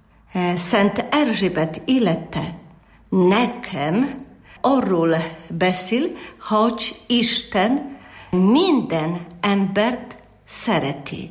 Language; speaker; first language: Hungarian; non-native, learner; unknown